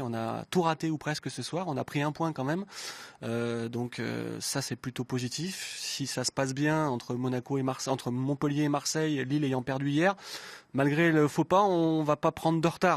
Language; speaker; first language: French; native; French